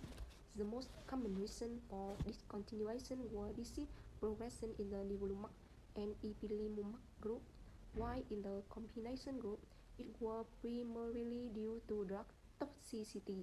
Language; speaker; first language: English; non-native, learner; Vietnamese